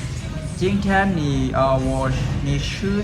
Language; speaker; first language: Chinese; non-native, learner; Shan